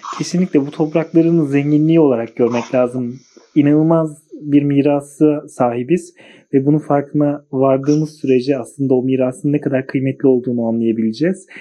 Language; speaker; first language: Turkish; native; Turkish